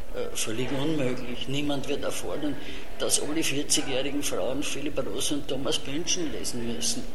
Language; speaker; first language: German; non-native, local second language; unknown